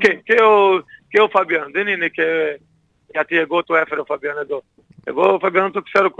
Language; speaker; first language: Greek; non-native, learner; Portuguese